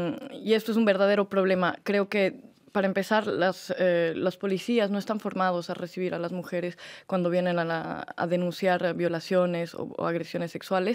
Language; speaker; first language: Spanish; native; Spanish